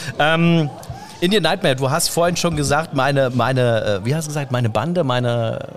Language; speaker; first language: German; native; German